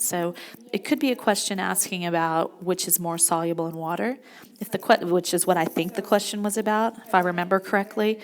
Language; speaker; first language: English; native; English